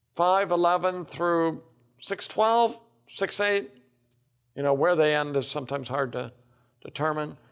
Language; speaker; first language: English; native; English